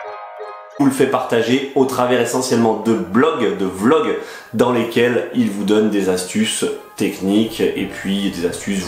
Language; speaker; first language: French; native; French